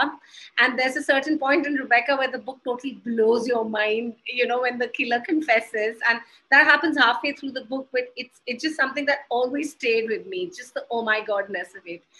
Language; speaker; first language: English; non-native, local second language; Hindi